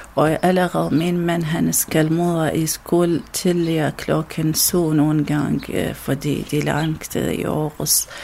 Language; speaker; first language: Danish; non-native, learner; Arabic